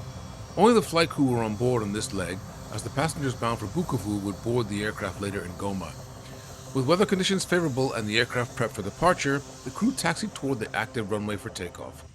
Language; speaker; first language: English; native; English